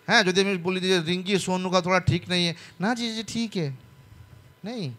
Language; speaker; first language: Hindi; non-native, local second language; Bangla